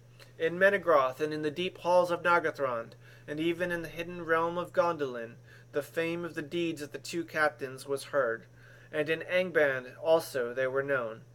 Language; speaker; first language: English; native; English